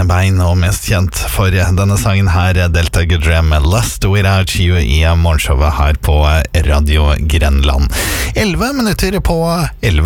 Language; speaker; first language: Norwegian; native; Norwegian